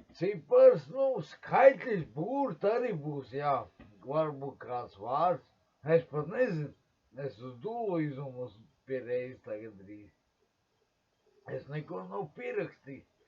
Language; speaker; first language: Latvian; non-native, local second language; Russian